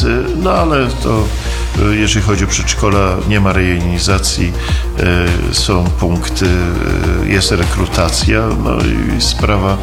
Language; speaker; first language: Polish; native; Polish